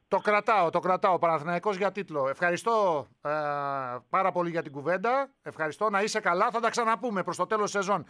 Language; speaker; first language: Greek; native; Greek